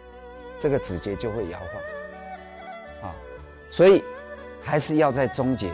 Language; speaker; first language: Chinese; native; Chinese